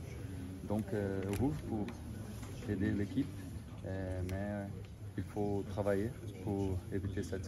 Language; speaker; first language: French; non-native, learner; Portuguese